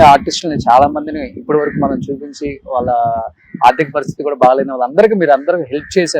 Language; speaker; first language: Telugu; native; Telugu